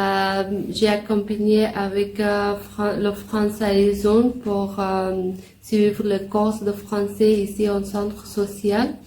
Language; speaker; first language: French; non-native, learner; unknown